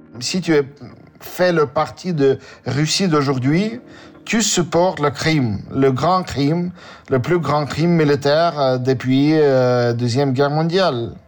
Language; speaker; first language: French; non-native, learner; Russian